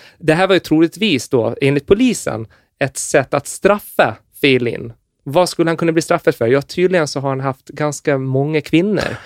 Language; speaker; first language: Swedish; native; Swedish